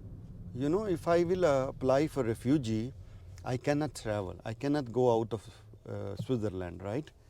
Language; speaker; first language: English; non-native, learner; Hindi